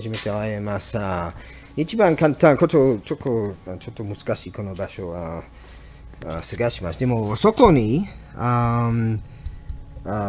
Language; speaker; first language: Japanese; non-native, learner; English